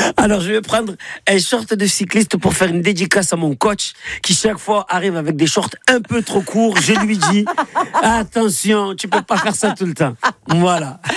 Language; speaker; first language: French; native; French